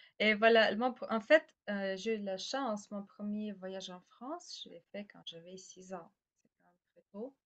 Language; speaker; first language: French; non-native, fluent; Russian